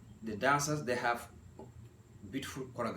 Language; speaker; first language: English; non-native, learner; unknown